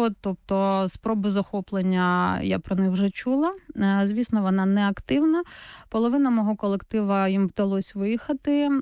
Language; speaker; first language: Ukrainian; native; Ukrainian